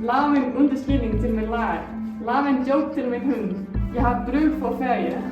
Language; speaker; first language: Danish; non-native, learner; Icelandic